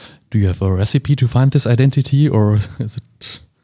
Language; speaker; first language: English; non-native, fluent; German